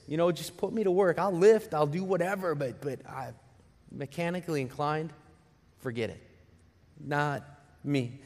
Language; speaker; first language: English; native; English